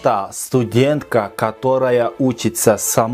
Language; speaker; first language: Russian; non-native, local second language; Kyrgyz